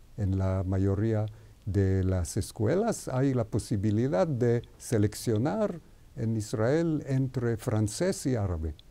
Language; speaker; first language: Spanish; non-native, fluent; Hebrew